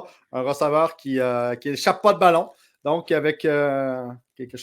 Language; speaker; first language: French; native; French